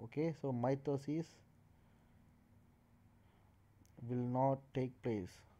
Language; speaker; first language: English; non-native, local second language; Tamil